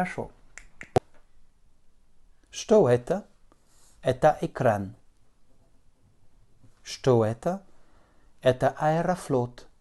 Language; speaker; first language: Russian; non-native, fluent; French